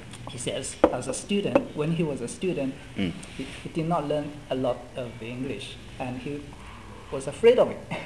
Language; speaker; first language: English; non-native, fluent; Chinese